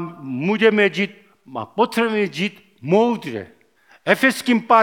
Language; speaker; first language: Czech; non-native, learner; Korean